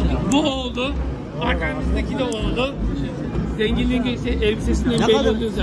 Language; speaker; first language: Turkish; native; Turkish